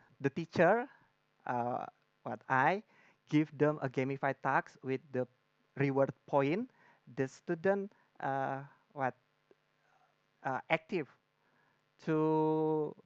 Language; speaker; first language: English; non-native, learner; Indonesian